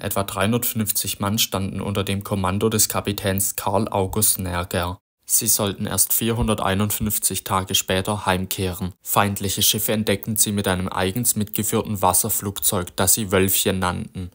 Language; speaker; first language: German; native; German